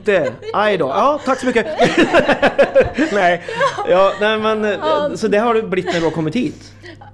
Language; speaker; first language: Swedish; native; Swedish